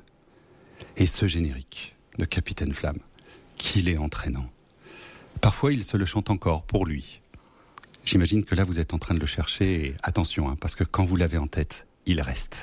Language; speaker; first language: French; native; French